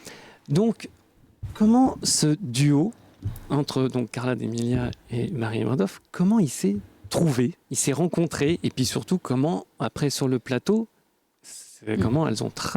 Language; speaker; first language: French; native; French